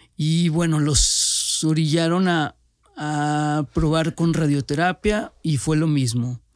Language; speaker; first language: Spanish; native; Spanish